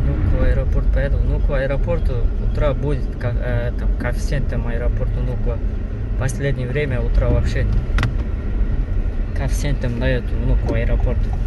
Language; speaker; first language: Russian; non-native, learner; Kyrgyz